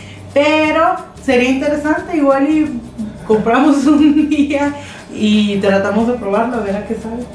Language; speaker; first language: Spanish; non-native, local second language; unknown